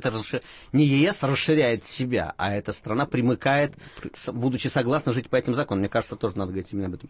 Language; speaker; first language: Russian; native; Russian